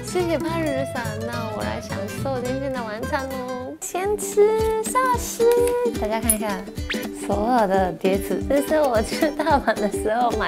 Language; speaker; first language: Chinese; non-native, fluent; Japanese